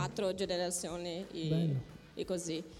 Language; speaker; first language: Italian; non-native, learner; Portuguese